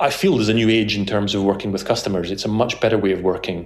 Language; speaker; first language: English; native; English